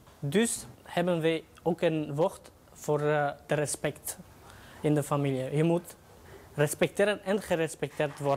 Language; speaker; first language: Dutch; non-native, fluent; Romany